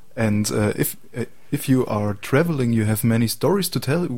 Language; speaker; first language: English; non-native, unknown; German